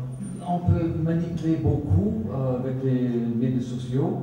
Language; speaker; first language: French; non-native, fluent; Swedish